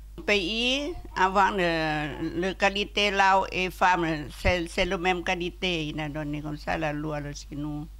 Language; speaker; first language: French; non-native, learner; Lao